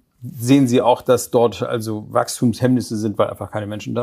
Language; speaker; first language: German; native; German